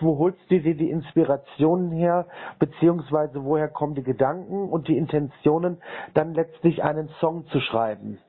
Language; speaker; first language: German; native; German